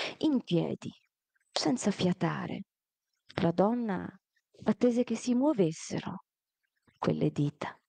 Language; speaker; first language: Italian; early bilingual, other home language; Amharic